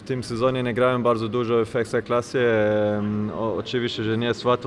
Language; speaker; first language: Polish; non-native, learner; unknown